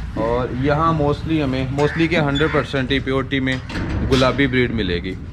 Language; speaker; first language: Urdu; non-native, local second language; Punjabi